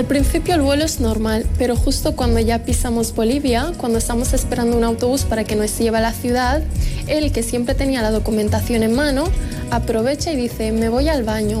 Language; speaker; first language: Spanish; early bilingual, other home language; Arabic